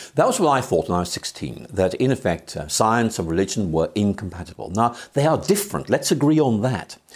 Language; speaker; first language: English; native; English